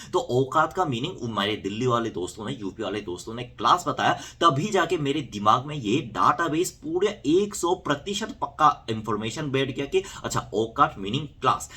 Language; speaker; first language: Hindi; non-native, fluent; Korean